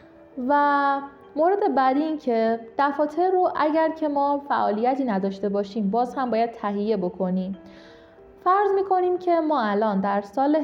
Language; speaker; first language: Persian; native; Persian